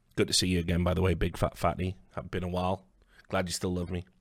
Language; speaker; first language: English; native; English